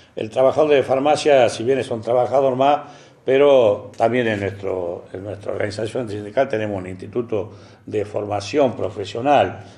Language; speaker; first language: Spanish; native; Spanish